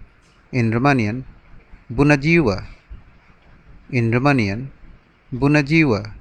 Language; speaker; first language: Romanian; non-native, learner; Bangla